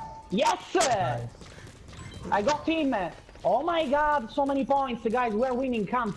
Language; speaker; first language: English; non-native, learner; Italian